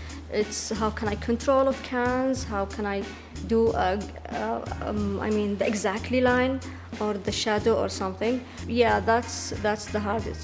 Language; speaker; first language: English; non-native, learner; Arabic